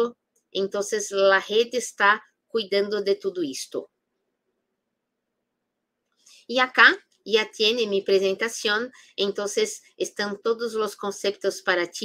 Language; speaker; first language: Spanish; non-native, fluent; Portuguese